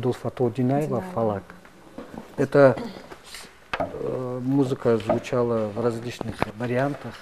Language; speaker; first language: Russian; non-native, local second language; Tajik